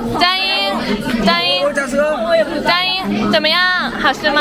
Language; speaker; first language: Chinese; non-native, learner; Thai